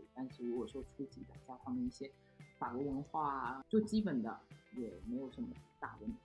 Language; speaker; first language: Chinese; non-native, local second language; Cantonese